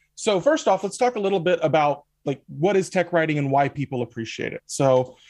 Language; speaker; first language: English; native; English